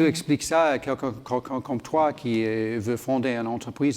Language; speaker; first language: French; non-native, learner; English